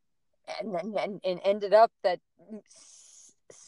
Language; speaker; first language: English; native; English